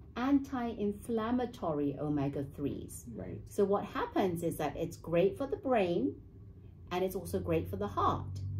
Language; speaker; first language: English; native; English